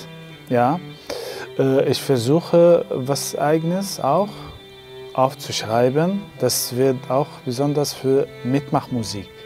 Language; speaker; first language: German; non-native, learner; Arabic